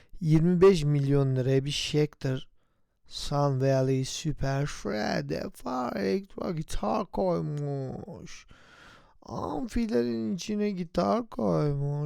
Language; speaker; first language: Turkish; native; Turkish